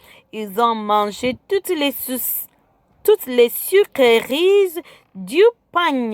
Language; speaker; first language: French; non-native, fluent; English